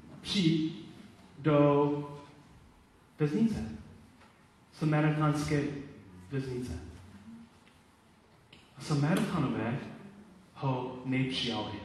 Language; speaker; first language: Czech; non-native, learner; Polish